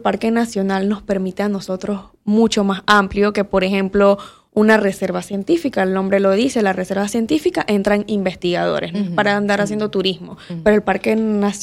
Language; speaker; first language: Spanish; native; Spanish